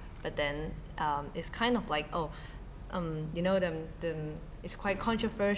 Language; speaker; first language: English; non-native, local second language; Cantonese